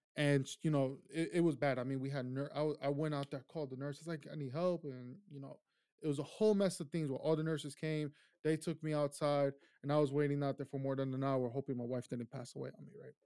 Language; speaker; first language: English; early bilingual, other home language; Spanish